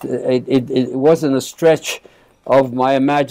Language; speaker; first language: English; early bilingual, other home language; Spanish